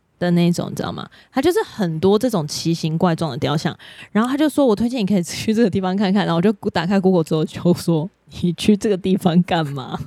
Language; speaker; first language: Chinese; native; Chinese